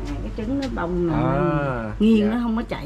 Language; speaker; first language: Vietnamese; native; Vietnamese